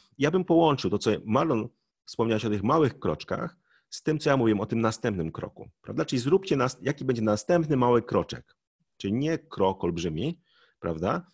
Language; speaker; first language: Polish; native; Polish